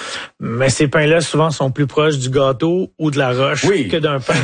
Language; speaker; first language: French; native; French